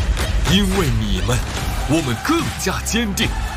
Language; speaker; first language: Chinese; native; Chinese